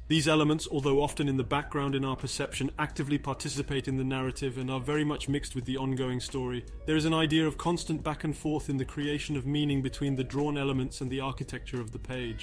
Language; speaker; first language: English; non-native, fluent; French